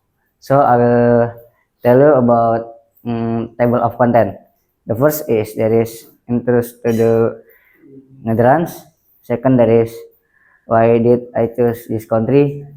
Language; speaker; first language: English; non-native, learner; Indonesian